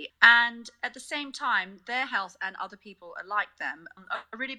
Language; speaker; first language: English; native; English